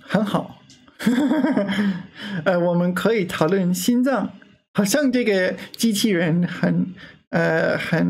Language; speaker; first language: Chinese; non-native, learner; English